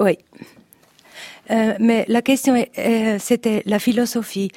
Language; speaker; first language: French; non-native, learner; Italian